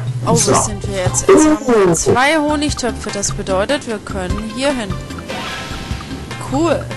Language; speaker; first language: German; native; German